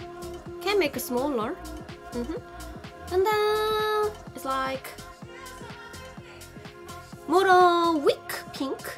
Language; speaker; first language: English; non-native, learner; Korean